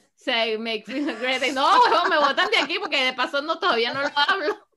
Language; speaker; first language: Spanish; non-native, local second language; Galician